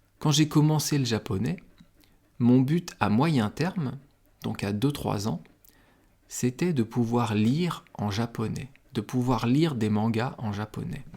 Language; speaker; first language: French; native; French